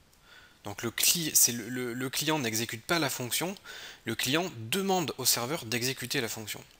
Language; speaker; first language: French; native; French